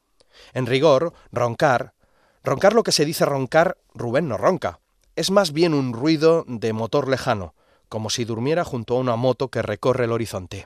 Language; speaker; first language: Spanish; native; Spanish